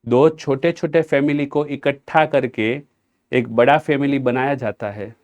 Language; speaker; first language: Hindi; non-native, local second language; Gujarati